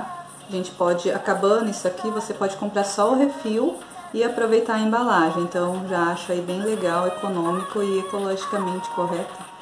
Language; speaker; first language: Portuguese; native; Portuguese